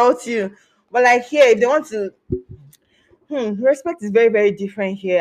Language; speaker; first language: English; non-native, local second language; Yoruba